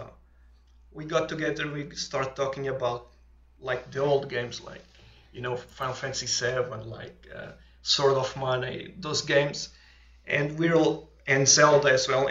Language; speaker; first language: English; non-native, fluent; Portuguese